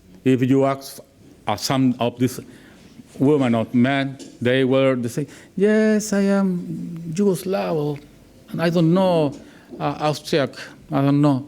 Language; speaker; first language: English; non-native, learner; Spanish